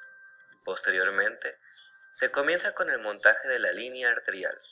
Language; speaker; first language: Spanish; native; Spanish